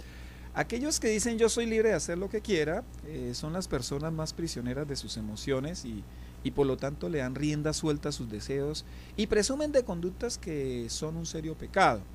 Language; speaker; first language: Spanish; native; Spanish